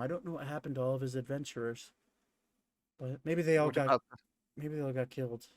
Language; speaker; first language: English; native; English